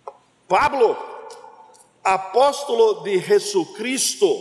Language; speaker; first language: Spanish; non-native, learner; Portuguese